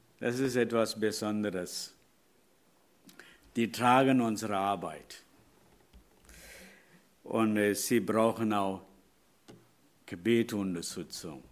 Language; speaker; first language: German; non-native, learner; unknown